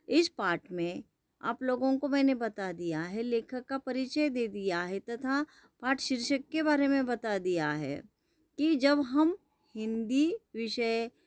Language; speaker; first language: Hindi; non-native, local second language; Marathi